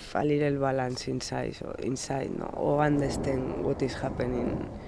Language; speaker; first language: English; non-native, learner; Spanish